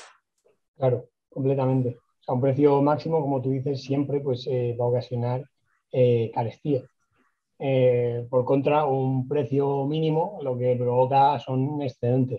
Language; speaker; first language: Spanish; native; Spanish